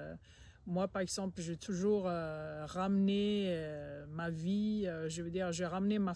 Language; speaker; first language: French; non-native, fluent; Swedish